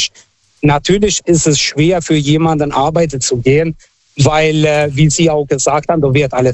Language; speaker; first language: German; non-native, fluent; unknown